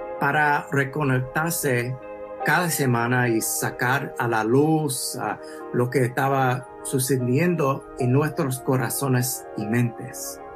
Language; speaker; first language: Spanish; early bilingual, heritage; English